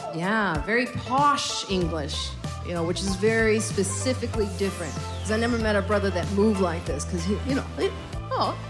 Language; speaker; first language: English; native; English